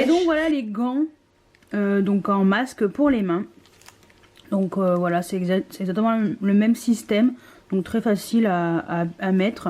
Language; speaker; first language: French; native; French